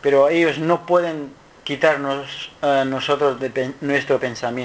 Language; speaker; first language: Spanish; non-native, learner; Kurdish